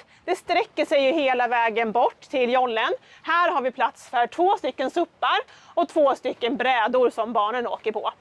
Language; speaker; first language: Swedish; native; Swedish